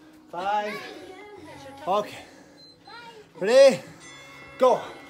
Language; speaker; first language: English; native; English